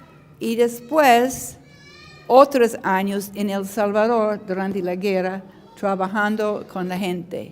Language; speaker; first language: Spanish; non-native, learner; English